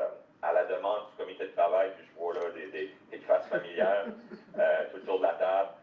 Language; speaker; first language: French; native; French